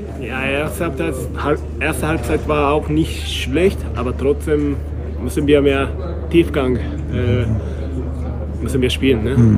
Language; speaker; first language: German; non-native, learner; Japanese